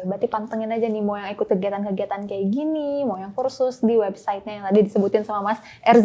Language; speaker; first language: Indonesian; native; Indonesian